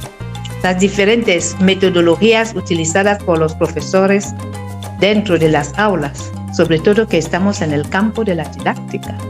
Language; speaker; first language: Spanish; non-native, fluent; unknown